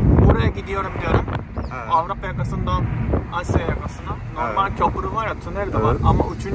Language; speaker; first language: Turkish; non-native, fluent; Japanese